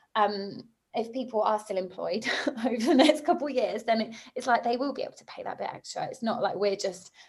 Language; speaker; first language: English; native; English